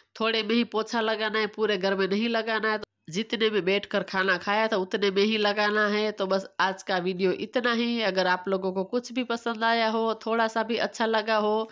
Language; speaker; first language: Hindi; non-native, local second language; Gujarati